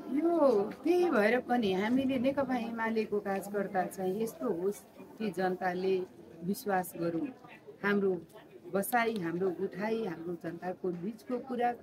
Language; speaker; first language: Nepali; non-native, local second language; Maithili